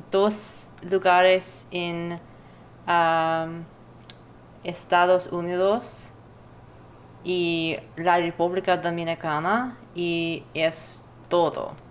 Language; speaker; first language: Spanish; non-native, learner; English